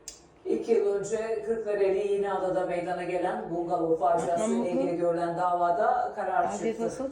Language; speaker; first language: Turkish; native; Turkish